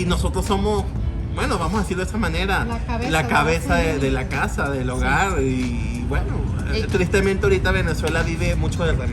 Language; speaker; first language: Spanish; native; Spanish